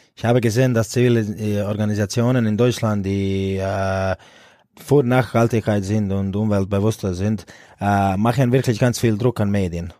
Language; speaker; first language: German; non-native, fluent; Croatian